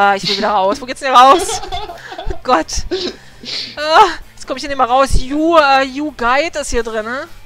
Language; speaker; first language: German; early bilingual, other home language; Polish